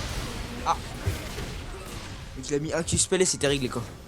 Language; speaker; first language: French; native; French